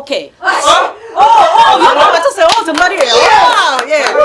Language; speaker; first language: Korean; native; Korean